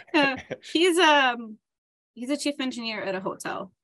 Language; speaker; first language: English; non-native, fluent; Ukrainian